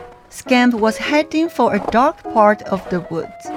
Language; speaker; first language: English; non-native, fluent; Chinese